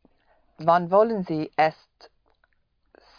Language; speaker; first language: German; non-native, learner; English